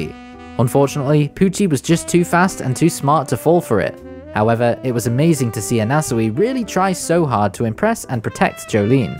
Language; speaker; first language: English; native; English